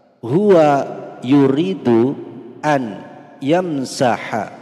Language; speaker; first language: Arabic; non-native, fluent; Indonesian